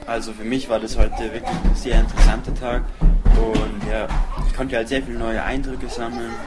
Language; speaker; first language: German; native; German